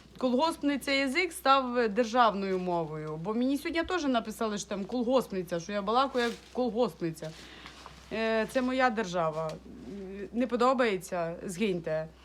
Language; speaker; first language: Ukrainian; non-native, local second language; Russian